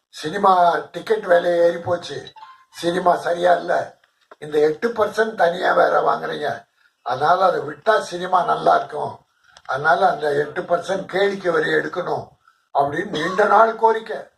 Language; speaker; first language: Tamil; native; Tamil